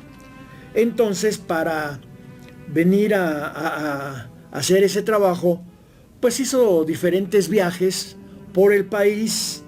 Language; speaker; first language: Spanish; native; Spanish